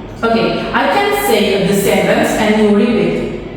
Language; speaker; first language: English; non-native, learner; Indonesian